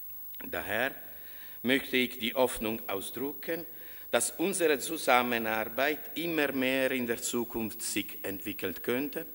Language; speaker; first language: German; non-native, fluent; Italian